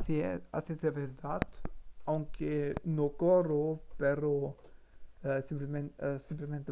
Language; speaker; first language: Spanish; non-native, learner; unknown